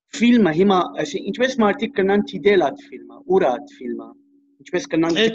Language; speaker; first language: Armenian; early bilingual, heritage; Armenian